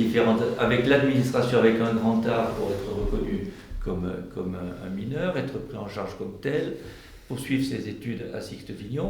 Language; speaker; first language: French; native; French